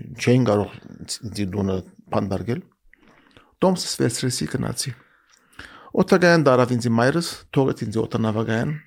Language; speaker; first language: Armenian; early bilingual, heritage; Armenian